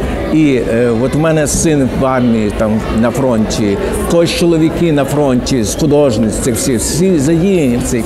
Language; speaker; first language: Ukrainian; native; Ukrainian